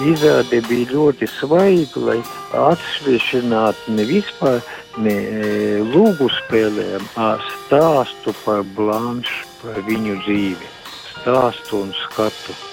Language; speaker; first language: Latvian; non-native, local second language; Russian